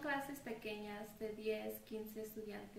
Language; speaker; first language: Spanish; early bilingual, heritage; Spanish